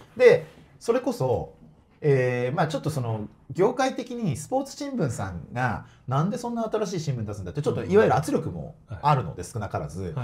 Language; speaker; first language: Japanese; native; Japanese